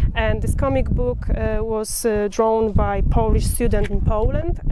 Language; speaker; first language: English; non-native, fluent; Polish